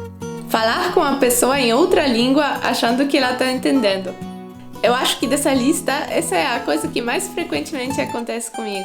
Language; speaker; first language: Portuguese; non-native, fluent; Polish